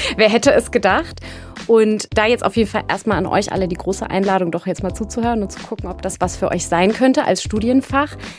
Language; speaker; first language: German; native; German